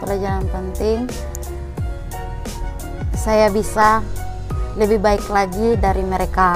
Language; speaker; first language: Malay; non-native, local second language; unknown